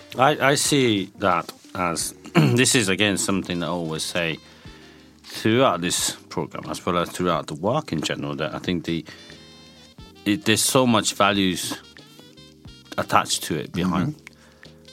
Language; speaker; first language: English; non-native, fluent; Japanese